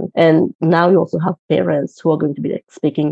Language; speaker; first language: English; non-native, fluent; Morisyen